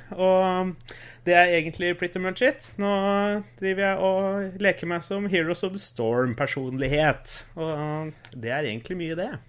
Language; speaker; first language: Norwegian; early bilingual, other home language; Spanish